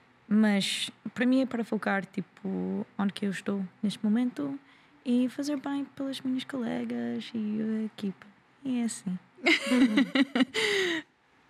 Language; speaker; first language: Portuguese; non-native, learner; English